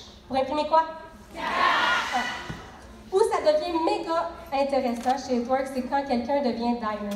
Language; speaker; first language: French; native; French